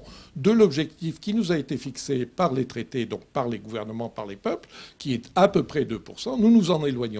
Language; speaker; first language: French; native; French